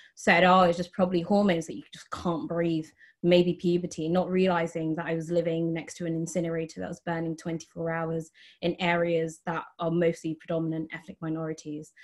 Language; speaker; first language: English; native; English